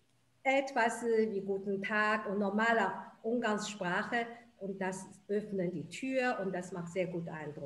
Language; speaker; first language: German; non-native, fluent; Chinese